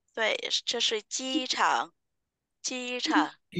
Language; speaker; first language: Chinese; non-native, fluent; Vietnamese